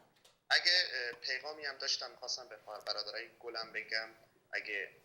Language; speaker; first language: Persian; native; Persian